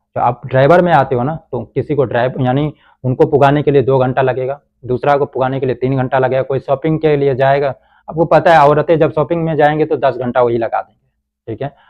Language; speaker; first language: Hindi; native; Hindi